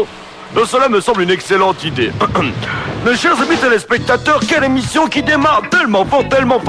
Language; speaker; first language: French; native; French